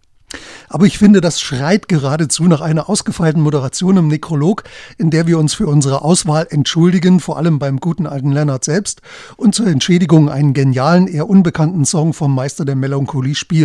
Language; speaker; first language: German; native; German